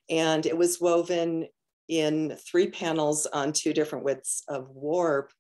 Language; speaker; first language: English; native; English